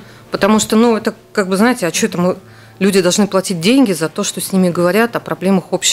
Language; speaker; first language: Russian; native; Russian